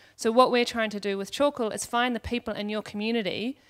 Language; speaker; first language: English; native; English